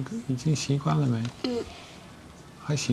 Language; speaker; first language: Chinese; non-native, fluent; Dutch